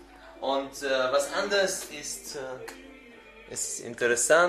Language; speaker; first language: German; non-native, learner; Bulgarian